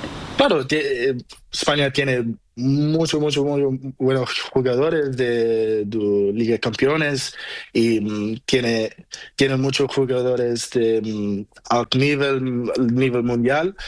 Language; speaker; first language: Spanish; non-native, learner; Portuguese